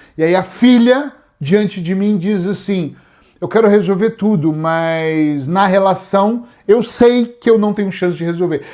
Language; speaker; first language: Portuguese; native; Portuguese